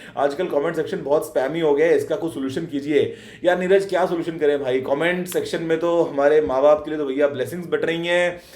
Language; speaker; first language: Hindi; native; Hindi